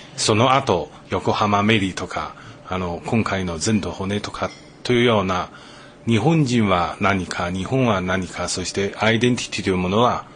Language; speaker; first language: Japanese; non-native, fluent; Chinese